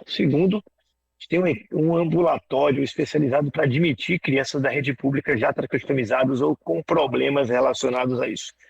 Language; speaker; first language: Portuguese; native; Portuguese